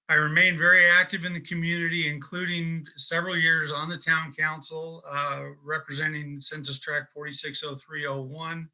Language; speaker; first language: English; native; English